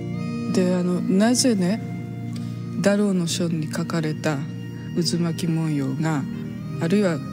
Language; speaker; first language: Japanese; native; Japanese